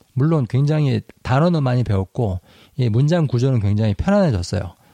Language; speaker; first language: Korean; native; Korean